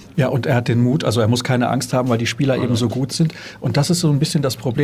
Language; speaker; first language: German; native; German